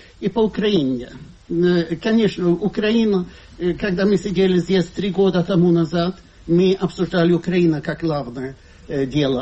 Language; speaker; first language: Russian; non-native, fluent; Swedish